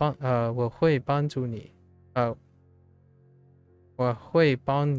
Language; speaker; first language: Chinese; non-native, learner; English